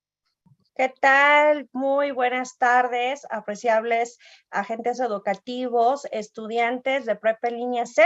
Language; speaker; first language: Spanish; native; Spanish